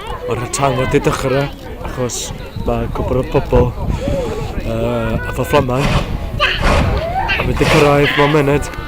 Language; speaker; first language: Welsh; non-native, learner; English